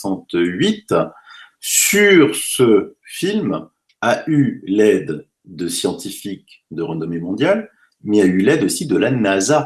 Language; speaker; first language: French; native; French